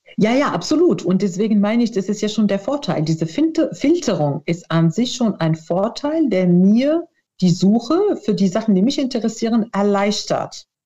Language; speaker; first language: German; non-native, fluent; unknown